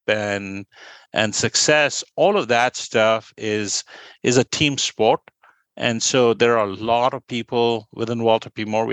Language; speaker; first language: English; non-native, local second language; Bangla